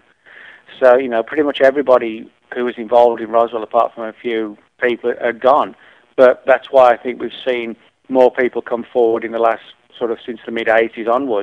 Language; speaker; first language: English; native; English